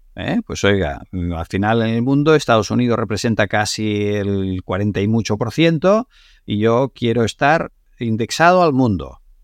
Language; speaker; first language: Spanish; non-native, local second language; Catalan